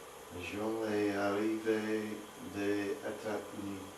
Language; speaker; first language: French; non-native, learner; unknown